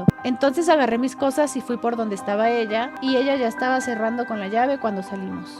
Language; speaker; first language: Spanish; native; Spanish